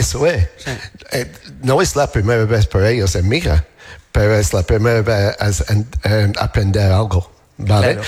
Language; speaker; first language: Spanish; non-native, learner; English